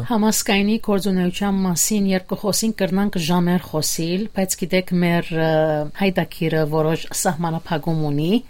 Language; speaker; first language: Armenian; native; Armenian